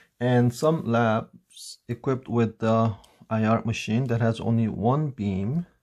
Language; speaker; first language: English; non-native, fluent; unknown